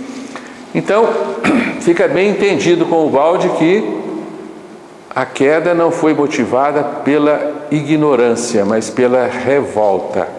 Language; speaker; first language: Portuguese; native; Portuguese